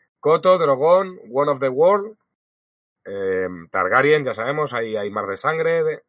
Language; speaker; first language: Spanish; native; Spanish